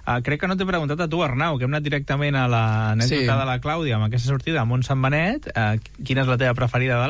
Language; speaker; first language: Catalan; native; Catalan